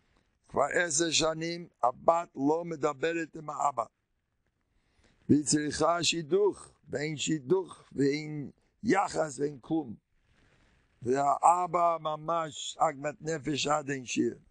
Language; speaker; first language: Hebrew; non-native, fluent; English